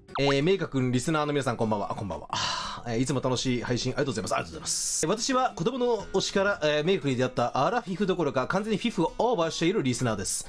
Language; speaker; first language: Japanese; native; Japanese